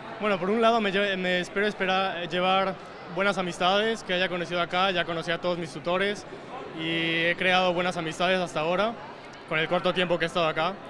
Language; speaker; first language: Spanish; native; Spanish